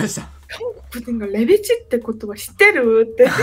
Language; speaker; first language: Japanese; native; Japanese